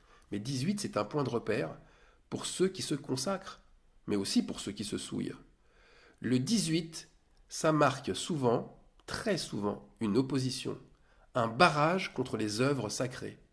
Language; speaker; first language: French; native; French